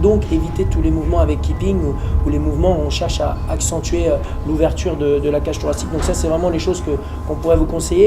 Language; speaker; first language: French; native; French